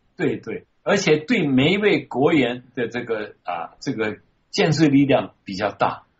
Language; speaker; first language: Chinese; non-native, local second language; Min Nan Chinese